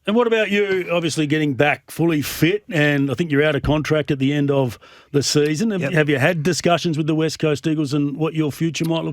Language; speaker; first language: English; native; English